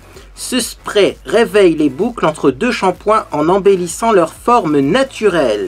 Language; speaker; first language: French; native; French